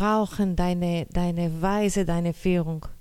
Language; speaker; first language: German; non-native, learner; Portuguese